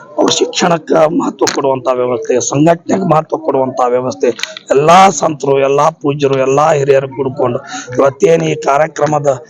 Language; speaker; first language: Kannada; non-native, local second language; Lambadi